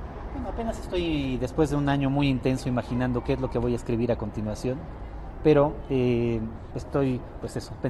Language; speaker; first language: Spanish; native; Spanish